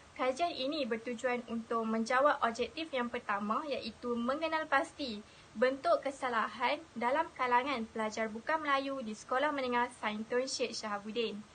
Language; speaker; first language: Malay; native; Malay